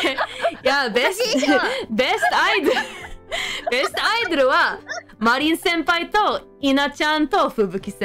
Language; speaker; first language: Japanese; non-native, fluent; English